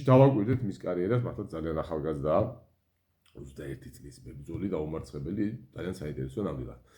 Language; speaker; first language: Georgian; native; Georgian